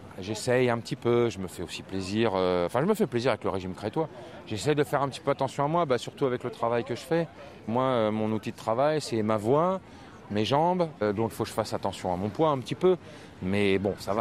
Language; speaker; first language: French; native; French